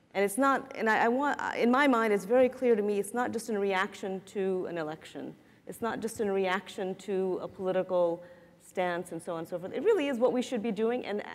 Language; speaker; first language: English; native; English